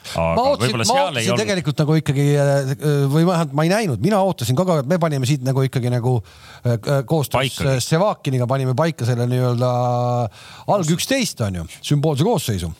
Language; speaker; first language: Estonian; native; Estonian